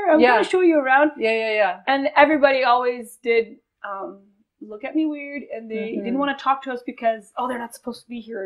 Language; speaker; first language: English; non-native, fluent; Spanish